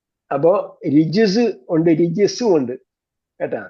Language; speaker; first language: Malayalam; native; Malayalam